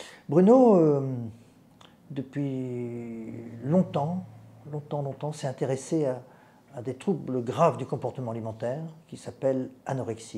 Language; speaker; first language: French; native; French